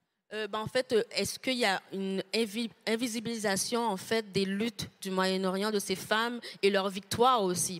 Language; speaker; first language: French; native; French